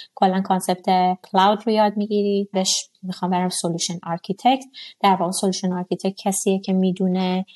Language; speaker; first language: Persian; non-native, local second language; Azerbaijani